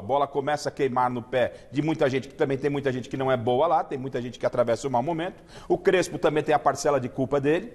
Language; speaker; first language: Portuguese; native; Portuguese